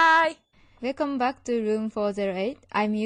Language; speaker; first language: English; non-native, learner; Japanese